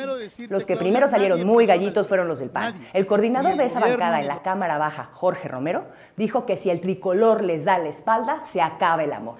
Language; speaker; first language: Spanish; native; Spanish